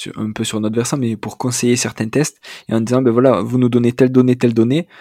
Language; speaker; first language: French; native; French